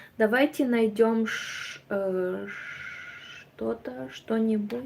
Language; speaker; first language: Russian; non-native, learner; Romanian